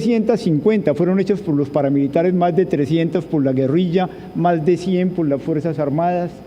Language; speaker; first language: Spanish; native; Spanish